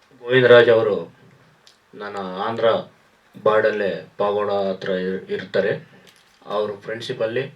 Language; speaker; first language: Kannada; non-native, learner; Telugu